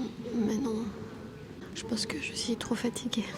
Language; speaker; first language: French; non-native, fluent; Armenian